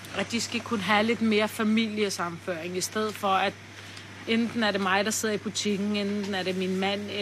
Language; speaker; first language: Danish; early bilingual, other home language; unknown